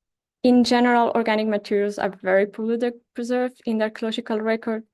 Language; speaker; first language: English; non-native, fluent; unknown